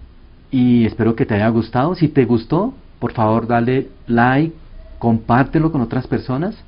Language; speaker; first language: Spanish; early bilingual, other home language; Korean